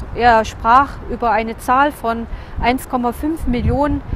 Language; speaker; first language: German; non-native, fluent; Russian